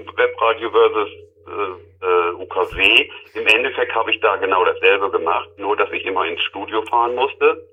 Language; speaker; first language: German; native; German